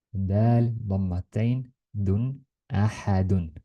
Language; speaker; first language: Arabic; non-native, learner; Estonian